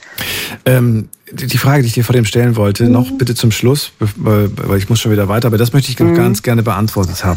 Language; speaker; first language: German; native; German